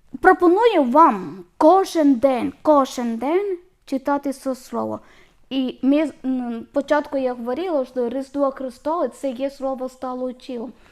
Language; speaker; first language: Ukrainian; non-native, learner; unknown